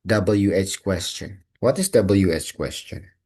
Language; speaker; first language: English; non-native, fluent; Indonesian